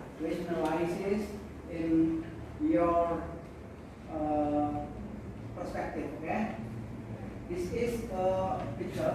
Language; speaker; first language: English; non-native, learner; Indonesian